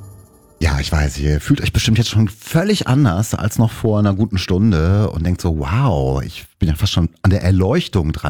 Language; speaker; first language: German; native; German